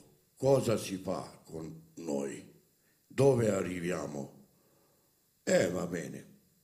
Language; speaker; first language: Italian; non-native, fluent; Romany